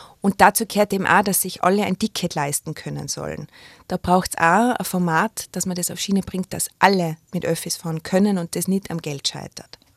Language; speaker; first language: German; native; German